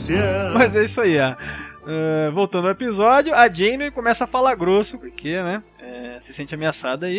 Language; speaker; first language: Portuguese; native; Portuguese